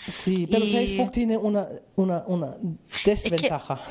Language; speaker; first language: Spanish; non-native, fluent; German